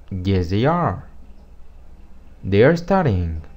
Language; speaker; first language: English; non-native, fluent; Spanish